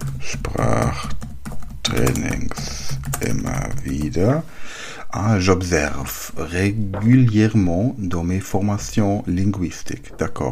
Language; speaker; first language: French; non-native, learner; German